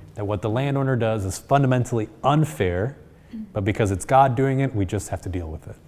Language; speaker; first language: English; early bilingual, other home language; Spanish